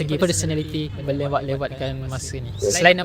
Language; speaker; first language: Malay; native; Malay